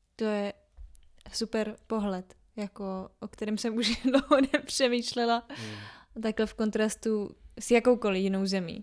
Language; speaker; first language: Czech; native; Czech